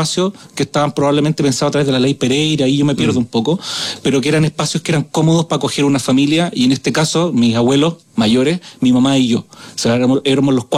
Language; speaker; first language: Spanish; native; Spanish